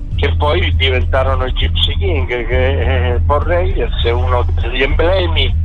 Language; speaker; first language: Italian; native; Italian